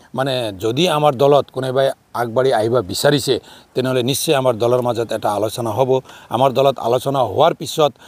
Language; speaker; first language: Assamese; non-native, local second language; Nepali